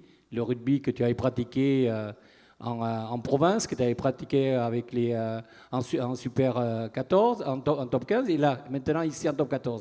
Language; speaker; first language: French; native; French